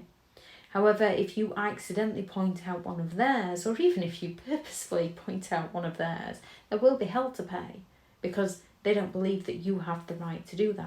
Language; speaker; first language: English; native; English